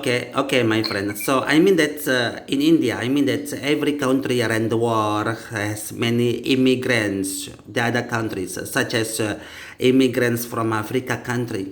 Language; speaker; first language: English; non-native, learner; Indonesian